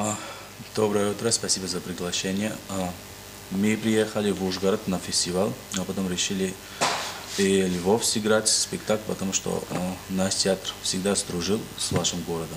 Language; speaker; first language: Russian; non-native, learner; Georgian